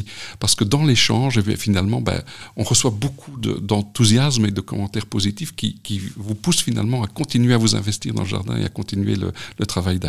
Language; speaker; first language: French; native; French